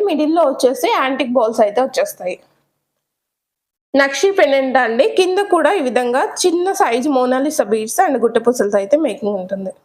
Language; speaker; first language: Telugu; native; Telugu